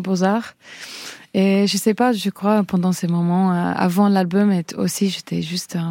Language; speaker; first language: French; non-native, fluent; English